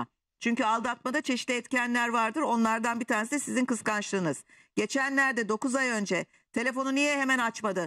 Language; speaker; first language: Turkish; native; Turkish